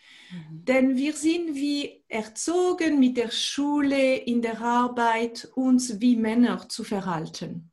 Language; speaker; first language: German; non-native, fluent; French